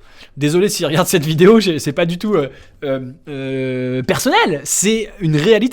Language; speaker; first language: French; native; French